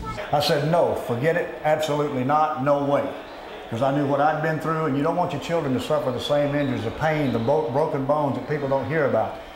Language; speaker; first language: English; native; English